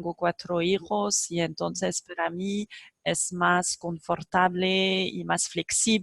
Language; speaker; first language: Spanish; non-native, fluent; French